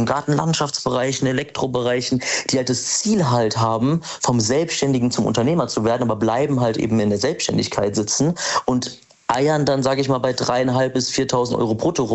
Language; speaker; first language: German; native; German